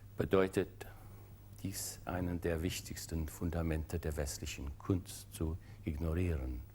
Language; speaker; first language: German; non-native, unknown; English